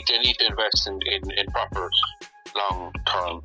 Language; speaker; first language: English; native; English